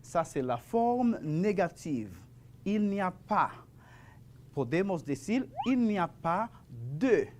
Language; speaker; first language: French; non-native, fluent; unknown